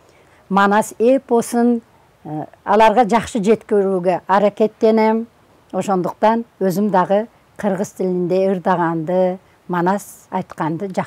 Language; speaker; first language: Kyrgyz; non-native, local second language; Uzbek